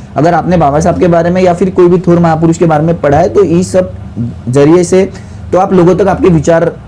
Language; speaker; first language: Hindi; non-native, local second language; Marathi